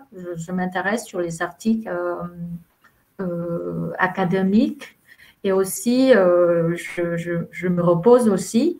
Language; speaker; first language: French; non-native, fluent; Vietnamese